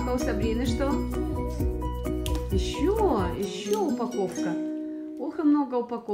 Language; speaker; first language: Russian; native; Russian